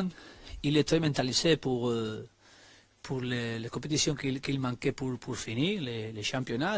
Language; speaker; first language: French; non-native, learner; Spanish